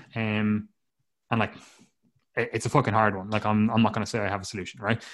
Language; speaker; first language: English; native; English